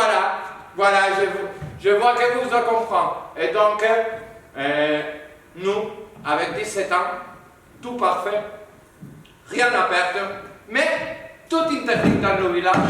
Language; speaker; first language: French; non-native, learner; Spanish